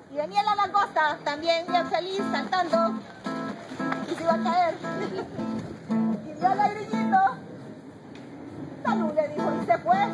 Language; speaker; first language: Spanish; native; Spanish